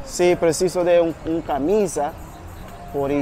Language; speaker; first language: Spanish; non-native, learner; English